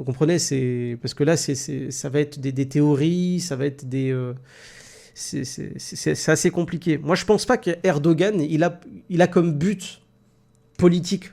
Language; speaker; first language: French; native; French